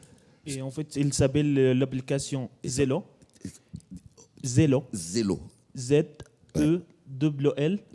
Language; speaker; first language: French; non-native, learner; Arabic